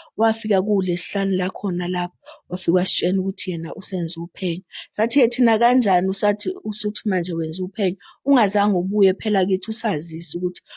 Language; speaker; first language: Zulu; native; Zulu